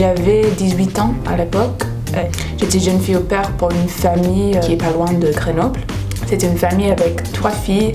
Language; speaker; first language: French; non-native, fluent; English